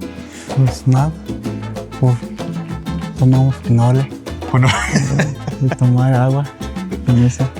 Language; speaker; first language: Spanish; non-native, local second language; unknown